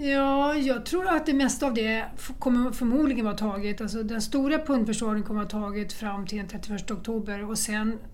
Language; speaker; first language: Swedish; native; Swedish